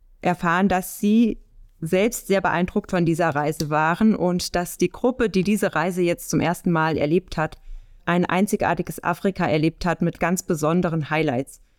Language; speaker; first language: German; native; German